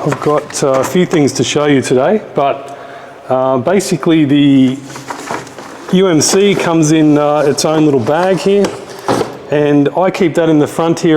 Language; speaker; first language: English; native; English